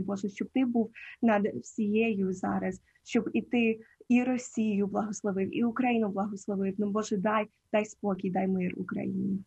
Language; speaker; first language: Ukrainian; non-native, local second language; English